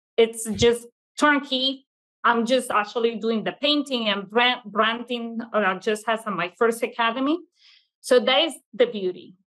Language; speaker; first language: English; non-native, fluent; Italian